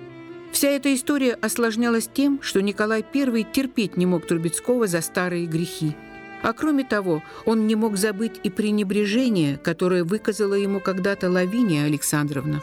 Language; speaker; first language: Russian; native; Russian